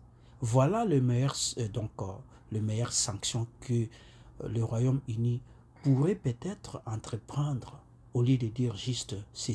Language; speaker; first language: French; non-native, local second language; Kinyarwanda